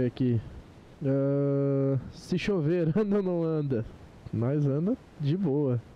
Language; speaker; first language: Portuguese; native; Portuguese